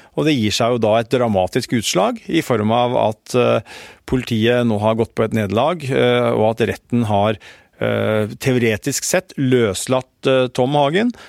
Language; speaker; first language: Norwegian; native; Norwegian